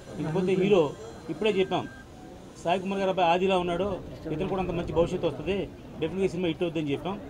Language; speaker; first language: Telugu; native; Telugu